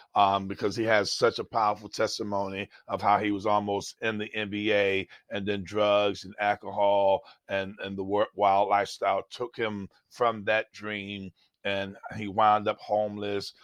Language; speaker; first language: English; native; English